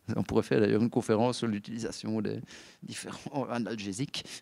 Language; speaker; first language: French; native; French